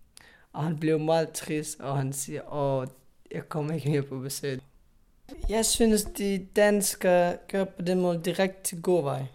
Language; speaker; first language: Danish; non-native, learner; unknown